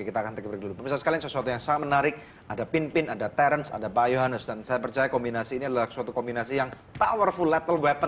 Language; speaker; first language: Indonesian; native; Indonesian